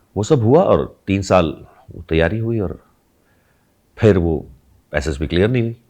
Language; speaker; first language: Hindi; native; Hindi